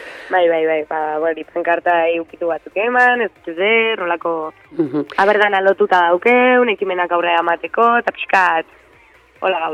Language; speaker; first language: Basque; native; Basque